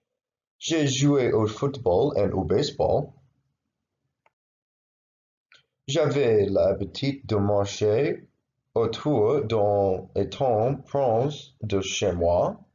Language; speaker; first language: French; non-native, learner; English